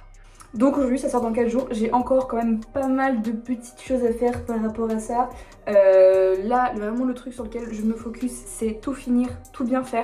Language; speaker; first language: French; native; French